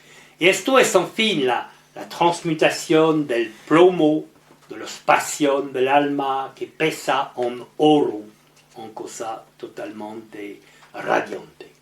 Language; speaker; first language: Spanish; non-native, learner; French